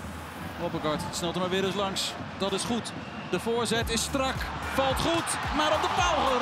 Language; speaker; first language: Dutch; native; Dutch